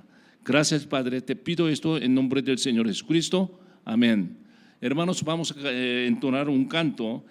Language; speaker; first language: Spanish; non-native, learner; Korean